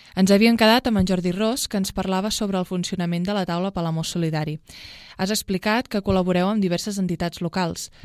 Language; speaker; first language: Catalan; native; Catalan